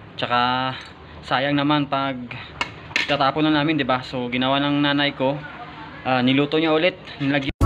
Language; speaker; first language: Filipino; non-native, local second language; Hiligaynon